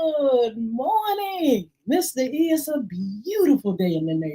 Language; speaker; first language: English; native; English